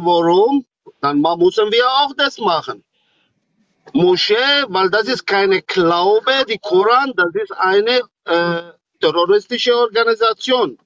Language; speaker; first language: German; non-native, learner; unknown